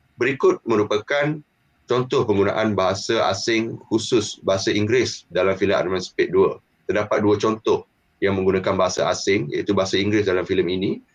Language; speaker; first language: Malay; native; Malay